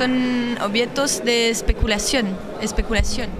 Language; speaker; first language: Spanish; non-native, learner; French